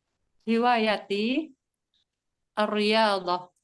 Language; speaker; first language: Arabic; non-native, learner; Indonesian